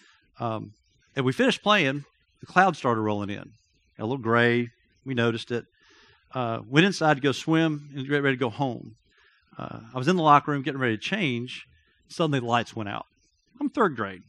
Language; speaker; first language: English; native; English